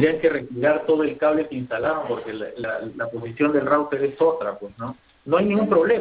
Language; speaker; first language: Spanish; native; Spanish